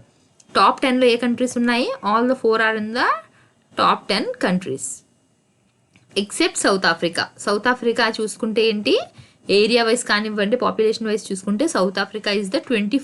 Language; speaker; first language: Telugu; native; Telugu